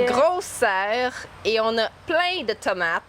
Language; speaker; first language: French; native; French